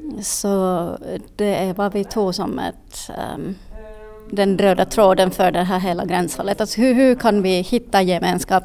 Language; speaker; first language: Swedish; non-native, fluent; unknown